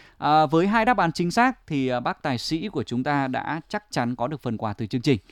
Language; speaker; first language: Vietnamese; native; Vietnamese